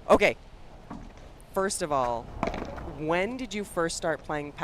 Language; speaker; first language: English; native; English